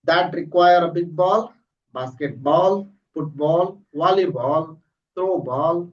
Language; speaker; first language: English; non-native, local second language; Kannada